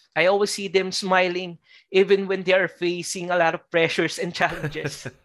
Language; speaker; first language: English; non-native, local second language; Filipino